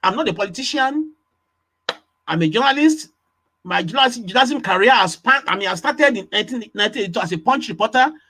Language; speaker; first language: English; non-native, local second language; Yoruba